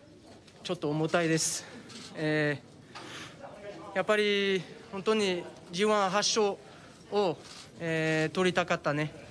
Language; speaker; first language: Japanese; non-native, fluent; French